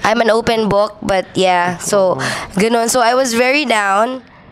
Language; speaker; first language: English; non-native, local second language; Cebuano